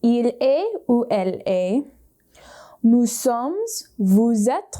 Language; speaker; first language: French; non-native, fluent; English